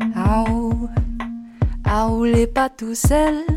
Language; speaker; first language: French; native; French